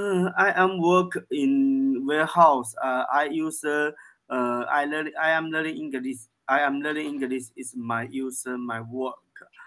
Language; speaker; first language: English; non-native, learner; Chinese